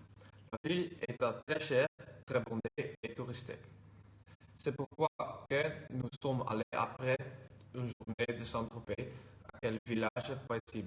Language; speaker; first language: French; non-native, learner; Dutch